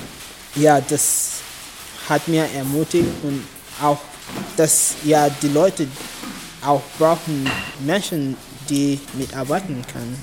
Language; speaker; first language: German; non-native, learner; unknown